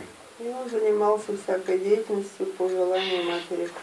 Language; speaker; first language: Russian; native; Russian